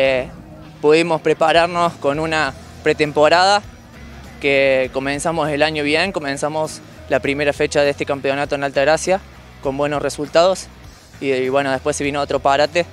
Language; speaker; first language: Spanish; native; Spanish